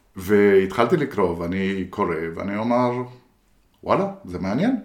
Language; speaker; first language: Hebrew; non-native, fluent; Spanish